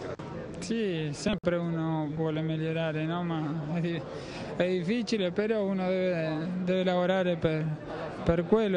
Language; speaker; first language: Italian; non-native, fluent; Spanish